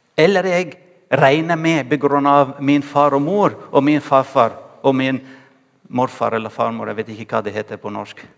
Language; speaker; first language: Norwegian; non-native, fluent; Arabic